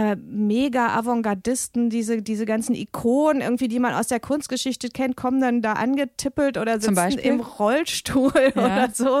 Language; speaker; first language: German; native; German